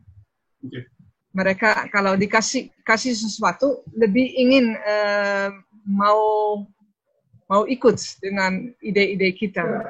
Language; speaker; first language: Indonesian; non-native, fluent; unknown